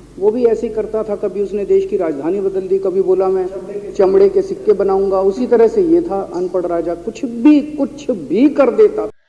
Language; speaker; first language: Hindi; native; Hindi